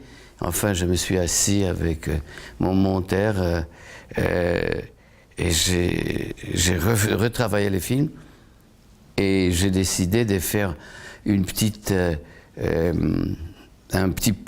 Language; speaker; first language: French; non-native, fluent; Polish